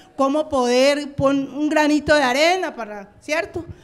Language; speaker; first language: Spanish; native; Spanish